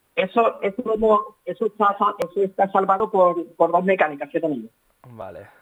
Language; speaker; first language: Spanish; native; Spanish